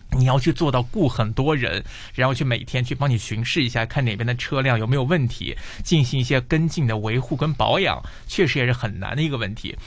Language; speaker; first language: Chinese; native; Chinese